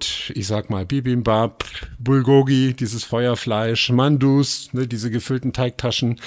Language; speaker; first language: German; native; German